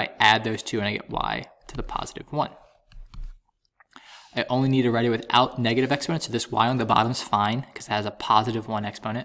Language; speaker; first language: English; native; English